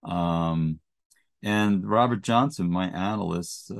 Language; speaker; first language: English; native; English